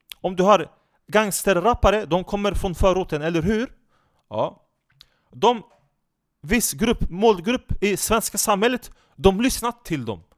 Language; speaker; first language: Swedish; non-native, fluent; Turkish